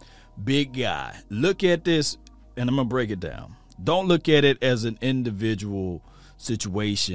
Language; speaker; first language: English; native; English